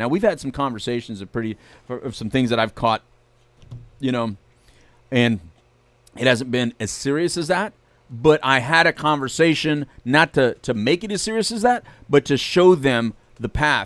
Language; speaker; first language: English; native; English